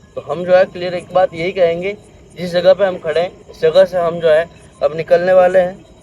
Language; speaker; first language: Hindi; native; Hindi